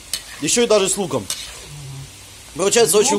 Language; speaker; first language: Russian; native; Russian